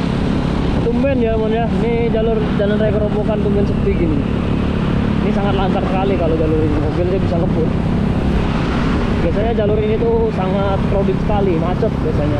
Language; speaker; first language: Indonesian; native; Indonesian